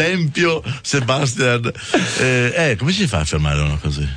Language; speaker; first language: Italian; native; Italian